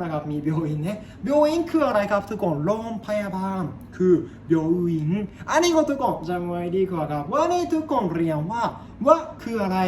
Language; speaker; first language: Thai; non-native, learner; Japanese